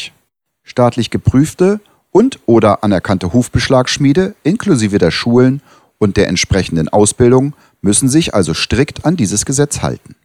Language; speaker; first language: German; native; German